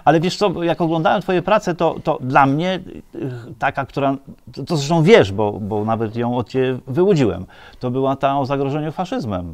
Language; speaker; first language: Polish; native; Polish